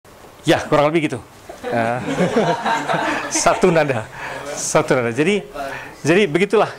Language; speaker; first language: Indonesian; native; Indonesian